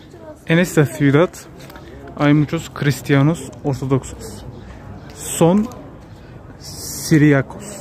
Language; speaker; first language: Spanish; non-native, learner; Turkish